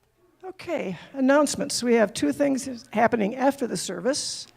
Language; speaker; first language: English; native; English